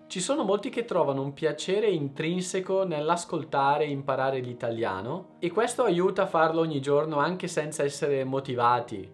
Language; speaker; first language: Italian; native; Italian